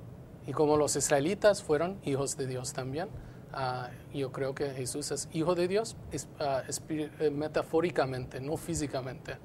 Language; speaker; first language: Spanish; non-native, fluent; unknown